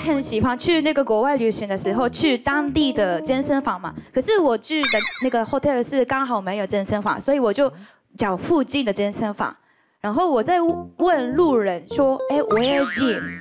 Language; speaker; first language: Chinese; non-native, fluent; Japanese